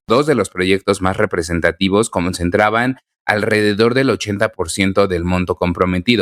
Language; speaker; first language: Spanish; native; Spanish